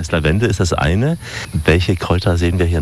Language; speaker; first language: German; native; German